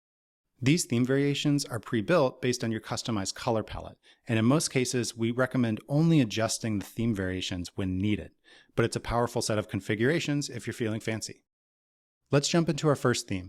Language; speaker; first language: English; native; English